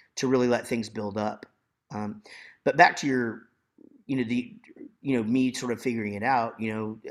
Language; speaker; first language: English; native; English